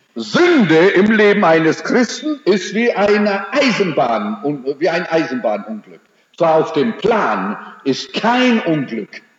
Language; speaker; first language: German; early bilingual, heritage; German